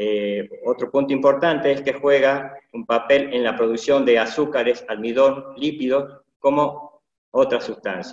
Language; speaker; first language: Spanish; native; Spanish